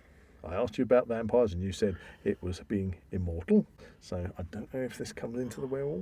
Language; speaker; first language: English; native; English